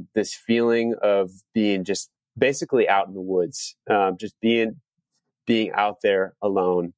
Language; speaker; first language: English; native; English